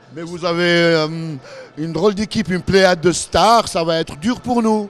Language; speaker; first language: French; non-native, local second language; Arabic